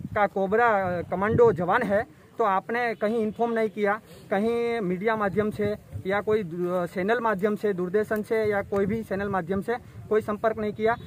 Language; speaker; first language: Hindi; non-native, local second language; Gujarati